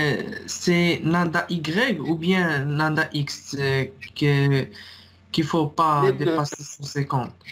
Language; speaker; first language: French; non-native, local second language; Arabic